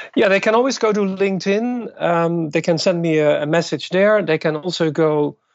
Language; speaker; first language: English; non-native, fluent; Dutch